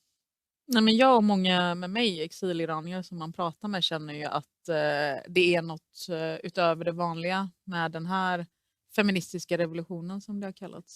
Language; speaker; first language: Swedish; early bilingual, other home language; Persian